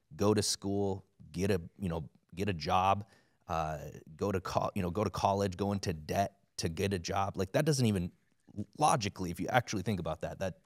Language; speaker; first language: English; native; English